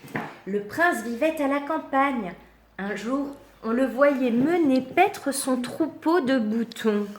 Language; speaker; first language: French; native; French